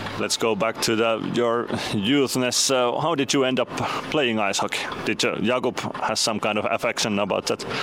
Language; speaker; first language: English; non-native, fluent; Finnish